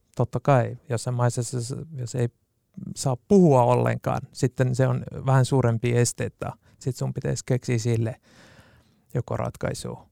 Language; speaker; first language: Finnish; non-native, fluent; Kurdish